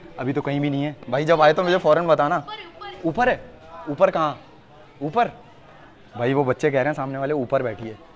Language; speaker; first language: Urdu; native; Urdu